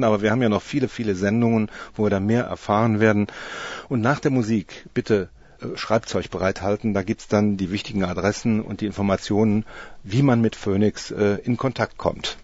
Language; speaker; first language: German; native; German